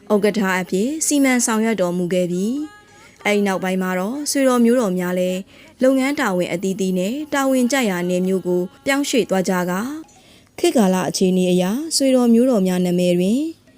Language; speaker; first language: Burmese; native; Burmese